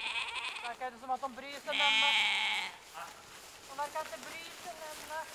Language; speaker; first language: Swedish; native; Swedish